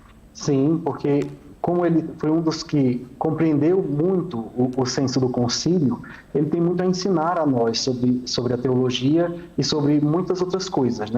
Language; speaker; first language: Portuguese; native; Portuguese